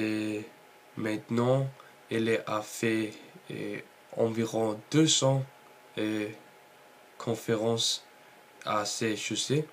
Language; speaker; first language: French; non-native, learner; Norwegian